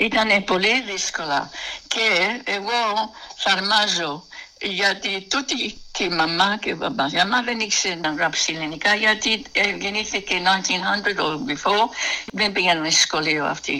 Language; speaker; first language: Greek; early bilingual, heritage; Greek